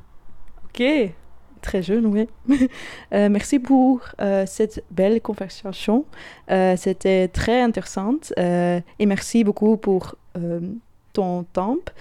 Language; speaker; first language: French; non-native, learner; Dutch